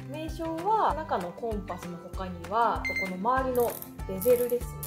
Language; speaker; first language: Japanese; native; Japanese